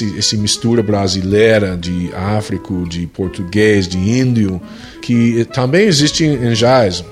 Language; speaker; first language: Portuguese; non-native, fluent; English